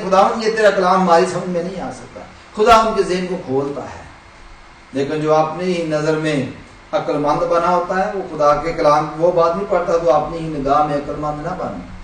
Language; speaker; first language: Urdu; non-native, local second language; Punjabi